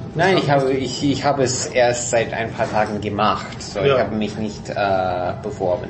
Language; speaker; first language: German; non-native, fluent; English